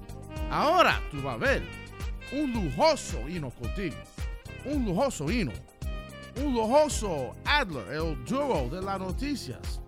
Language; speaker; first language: Spanish; early bilingual, heritage; Spanish